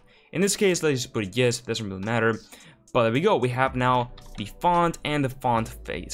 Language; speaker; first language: English; non-native, fluent; Spanish